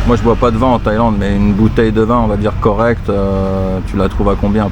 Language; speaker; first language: French; native; French